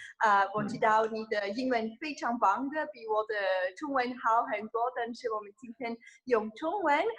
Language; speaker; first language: Chinese; non-native, fluent; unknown